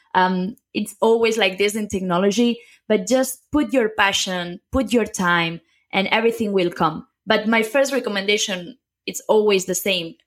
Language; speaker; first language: English; non-native, fluent; Catalan